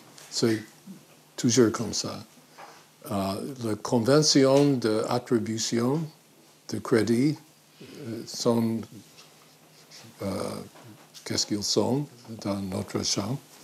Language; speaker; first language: French; non-native, fluent; English